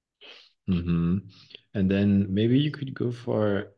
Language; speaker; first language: English; non-native, fluent; French